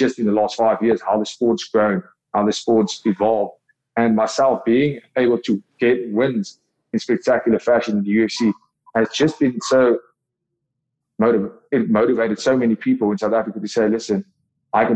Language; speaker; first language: English; non-native, local second language; Afrikaans